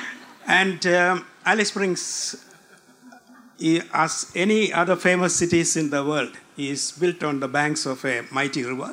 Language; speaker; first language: English; non-native, local second language; Malayalam